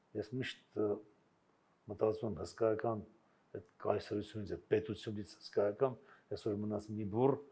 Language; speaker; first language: Armenian; native; Armenian